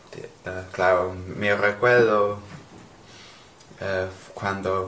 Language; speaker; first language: Spanish; non-native, learner; English